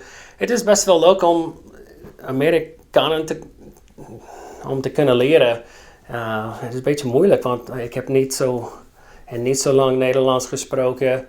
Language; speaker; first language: Dutch; non-native, learner; English